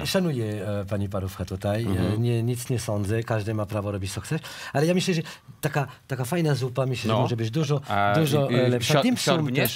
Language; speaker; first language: Polish; non-native, fluent; French